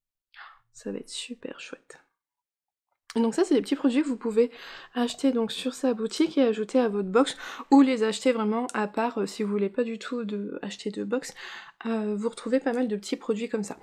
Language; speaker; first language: French; native; French